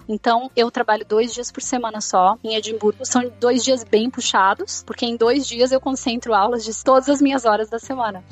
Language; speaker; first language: Portuguese; native; Portuguese